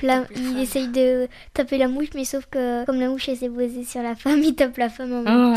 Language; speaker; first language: French; native; French